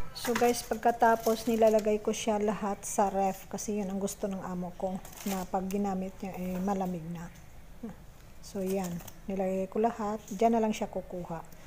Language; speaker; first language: Filipino; non-native, local second language; Cebuano